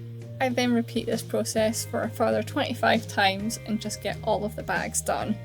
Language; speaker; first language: English; native; English